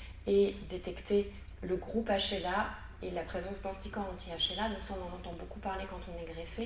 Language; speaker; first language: French; native; French